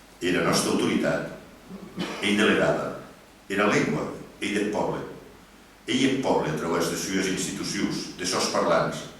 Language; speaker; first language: Catalan; non-native, local second language; Occitan